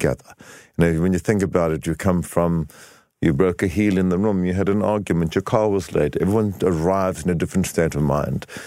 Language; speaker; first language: English; native; English